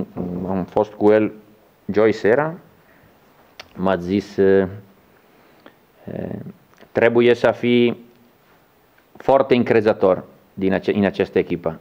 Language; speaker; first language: Romanian; non-native, learner; Italian